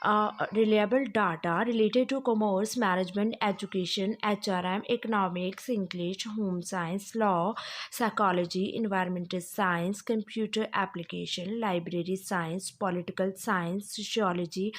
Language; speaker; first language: English; non-native, local second language; Hindi